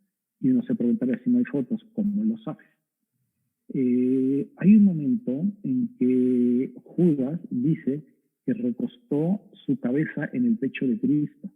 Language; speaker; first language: Spanish; native; Spanish